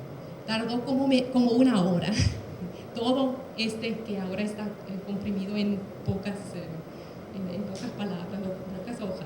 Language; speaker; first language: Spanish; non-native, fluent; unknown